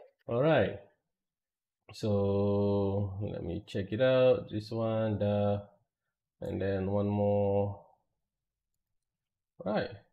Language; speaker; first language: English; non-native, local second language; Malay